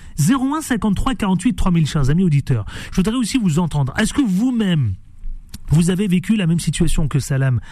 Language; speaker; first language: French; native; French